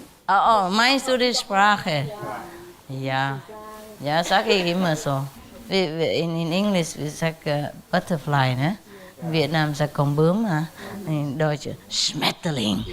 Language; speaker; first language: German; non-native, learner; Vietnamese